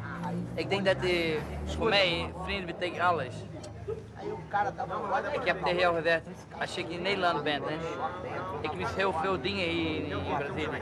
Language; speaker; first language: Dutch; non-native, learner; Portuguese